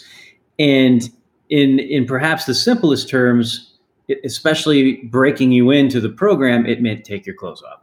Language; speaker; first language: English; native; English